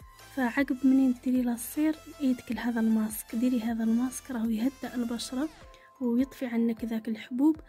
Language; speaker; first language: Arabic; native; Arabic